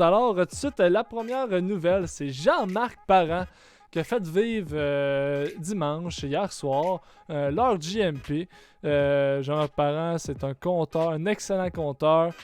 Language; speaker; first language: French; native; French